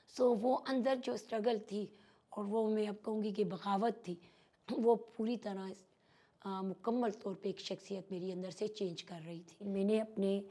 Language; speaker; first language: Urdu; non-native, local second language; Pashto